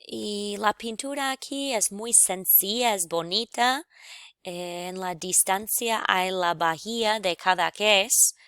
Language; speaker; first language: Spanish; non-native, fluent; English